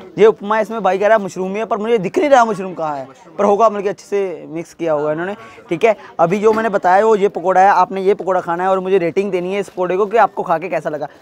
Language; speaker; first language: Hindi; native; Hindi